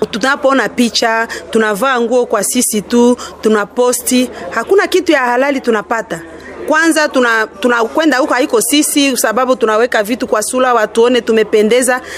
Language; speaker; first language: Swahili; non-native, local second language; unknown